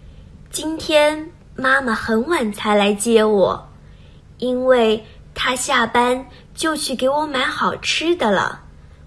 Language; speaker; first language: Chinese; non-native, learner; Vietnamese